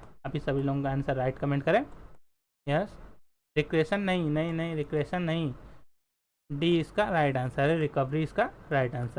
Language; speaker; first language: Hindi; native; Hindi